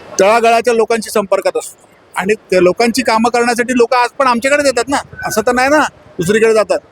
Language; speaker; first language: Marathi; native; Marathi